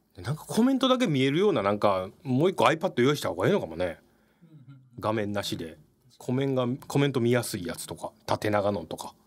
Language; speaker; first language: Japanese; native; Japanese